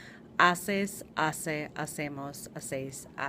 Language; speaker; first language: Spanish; non-native, fluent; English